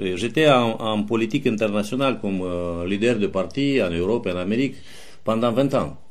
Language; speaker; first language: French; non-native, fluent; Romanian